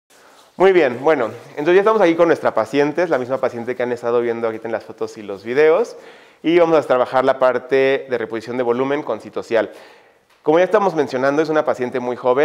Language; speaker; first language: Spanish; native; Spanish